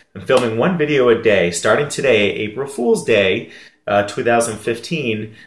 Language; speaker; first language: English; native; English